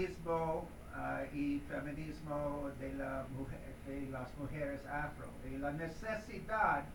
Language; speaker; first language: Spanish; non-native, learner; English